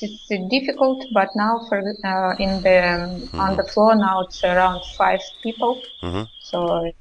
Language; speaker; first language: English; non-native, learner; Russian